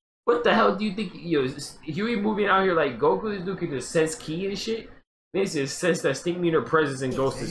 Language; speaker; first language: English; native; English